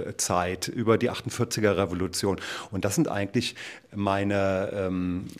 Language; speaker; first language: German; native; German